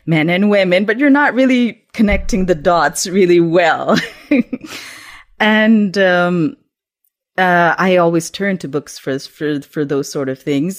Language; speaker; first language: English; non-native, local second language; Urdu